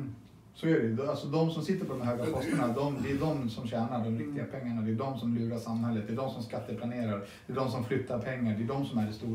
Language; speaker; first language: Swedish; native; Swedish